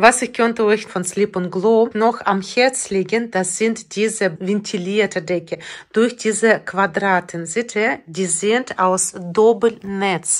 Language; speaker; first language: German; non-native, fluent; Russian